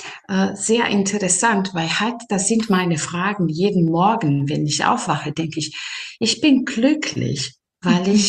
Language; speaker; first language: German; non-native, fluent; Serbian